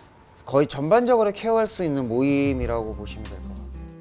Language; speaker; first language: Korean; native; Korean